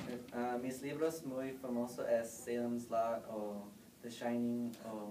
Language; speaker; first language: Spanish; non-native, learner; English